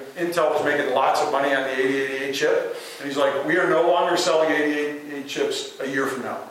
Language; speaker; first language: English; native; English